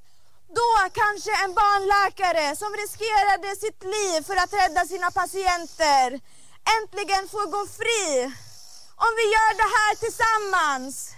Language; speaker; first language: Swedish; non-native, fluent; Arabic